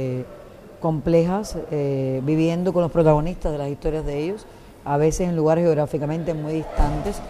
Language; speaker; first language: Spanish; native; Spanish